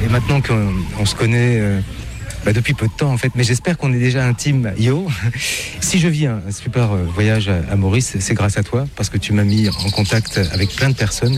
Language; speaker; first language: French; native; French